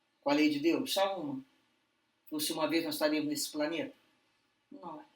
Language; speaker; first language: Portuguese; native; Portuguese